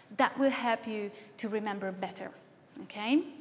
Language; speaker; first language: English; non-native, fluent; Hungarian